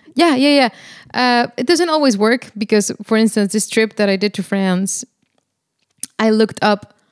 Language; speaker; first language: English; non-native, fluent; Spanish